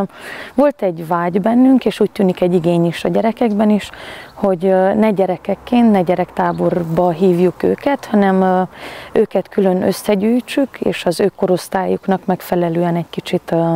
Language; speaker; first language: Hungarian; native; Hungarian